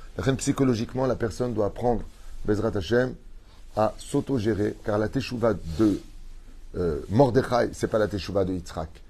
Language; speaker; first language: French; native; French